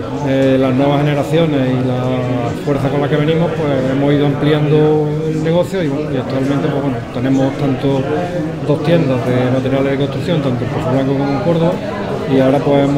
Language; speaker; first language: Spanish; native; Spanish